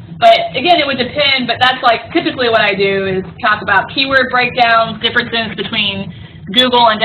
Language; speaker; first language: English; native; English